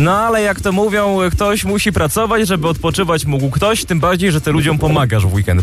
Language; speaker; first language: Polish; native; Polish